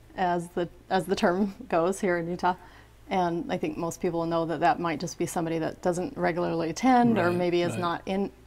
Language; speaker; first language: English; native; English